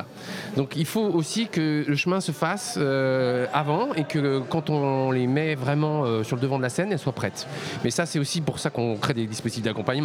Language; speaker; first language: French; native; French